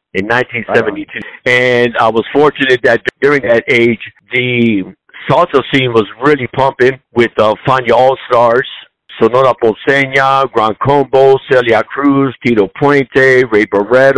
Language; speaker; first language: English; native; English